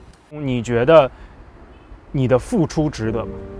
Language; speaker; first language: Chinese; native; Chinese